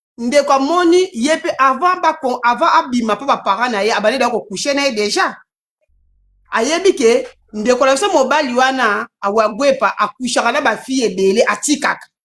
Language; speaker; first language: Lingala; non-native, local second language; Kongo